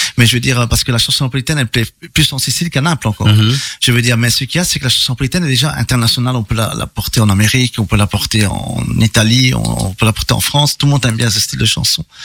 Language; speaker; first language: French; early bilingual, other home language; Italian